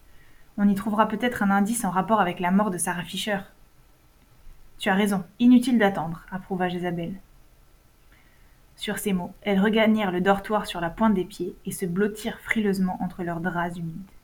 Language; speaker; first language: French; native; French